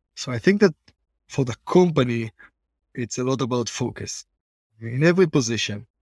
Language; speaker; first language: English; non-native, fluent; Hebrew